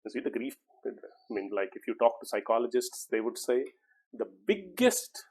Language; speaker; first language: English; non-native, local second language; Punjabi